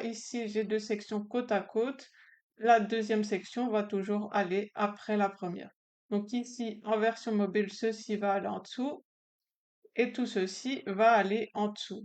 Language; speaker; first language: French; native; French